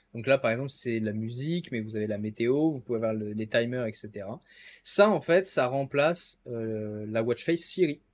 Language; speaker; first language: French; native; French